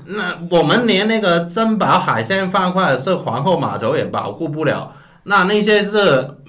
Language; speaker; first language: Chinese; non-native, local second language; Cantonese